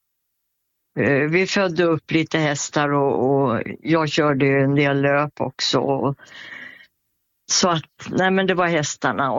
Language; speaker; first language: Swedish; native; Swedish